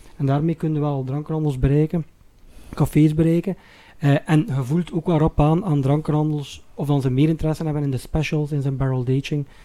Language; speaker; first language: Dutch; native; Dutch